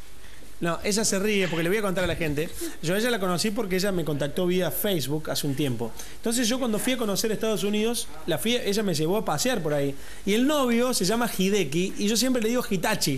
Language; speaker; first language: Spanish; native; Spanish